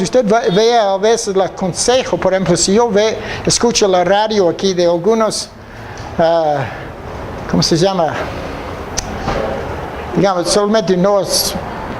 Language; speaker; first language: Spanish; non-native, fluent; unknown